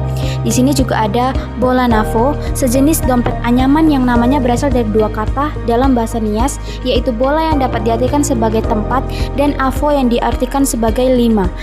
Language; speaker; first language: Indonesian; native; Indonesian